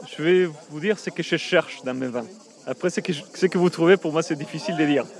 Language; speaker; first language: French; non-native, fluent; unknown